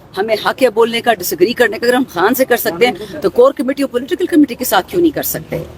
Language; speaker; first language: Urdu; non-native, local second language; Pashto